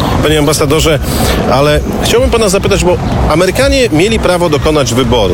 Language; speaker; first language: Polish; native; Polish